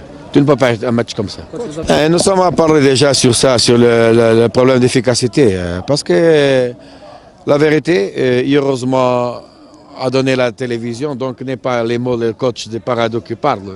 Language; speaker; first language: French; non-native, fluent; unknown